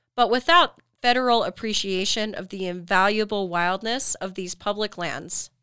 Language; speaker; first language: English; native; English